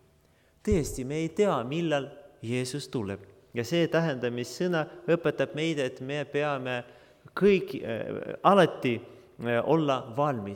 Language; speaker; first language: Estonian; non-native, local second language; Russian